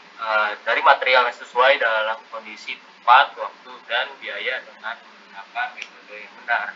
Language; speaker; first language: Indonesian; native; Indonesian